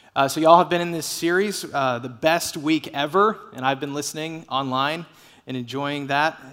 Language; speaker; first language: English; native; English